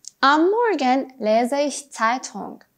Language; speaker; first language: German; non-native, fluent; Persian